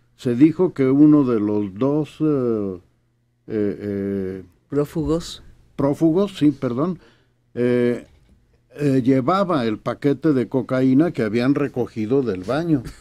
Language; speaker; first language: Spanish; native; Spanish